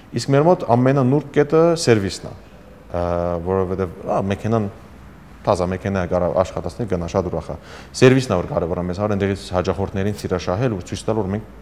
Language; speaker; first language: Armenian; early bilingual, heritage; Armenian